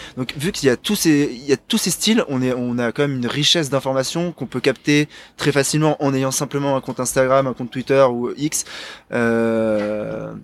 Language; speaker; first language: French; native; French